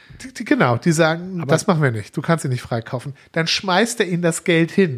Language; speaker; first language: German; native; German